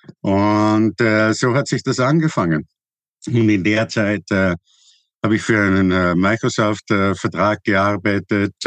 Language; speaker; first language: German; native; German